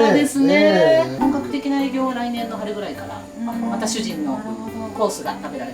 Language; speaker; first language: Japanese; native; Japanese